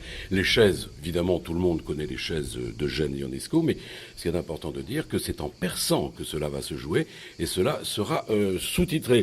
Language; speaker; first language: French; native; French